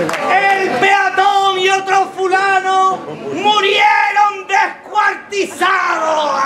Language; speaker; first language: Spanish; native; Spanish